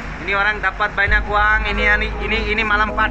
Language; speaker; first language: Indonesian; non-native, learner; Bangla